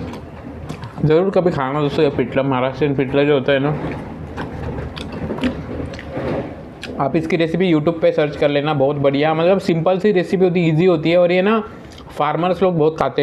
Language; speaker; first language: Hindi; non-native, local second language; Marathi